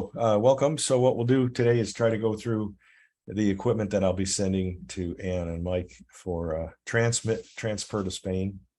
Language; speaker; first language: English; native; English